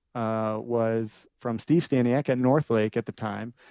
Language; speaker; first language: English; native; English